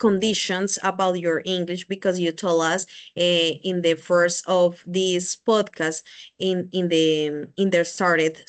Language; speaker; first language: English; non-native, learner; Spanish